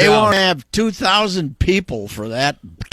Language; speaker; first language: English; native; English